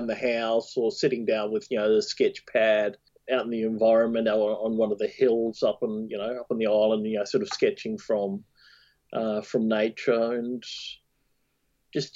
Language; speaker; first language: English; native; English